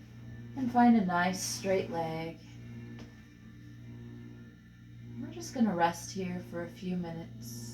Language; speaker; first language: English; native; English